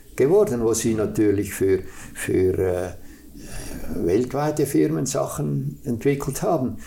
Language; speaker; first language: German; native; German